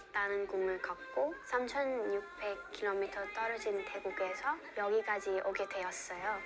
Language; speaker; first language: Korean; non-native, learner; Thai